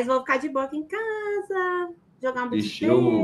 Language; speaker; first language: Portuguese; native; Portuguese